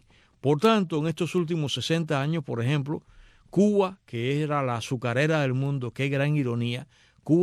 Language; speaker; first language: Spanish; native; Spanish